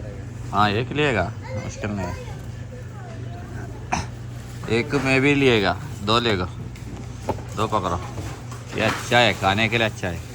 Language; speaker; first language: Hindi; non-native, local second language; Malayalam